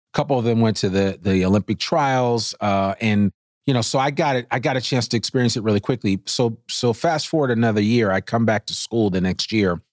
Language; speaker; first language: English; native; English